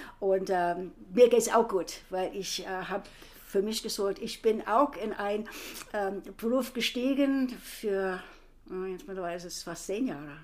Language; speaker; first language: German; non-native, fluent; English